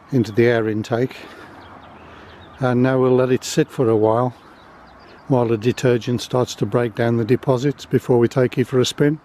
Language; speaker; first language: English; native; English